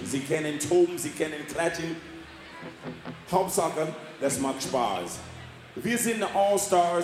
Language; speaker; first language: German; non-native, fluent; English